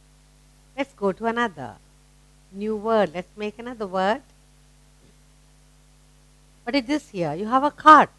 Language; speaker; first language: English; non-native, local second language; Tamil